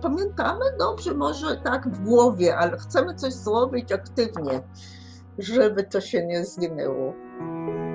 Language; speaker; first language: Polish; early bilingual, heritage; Polish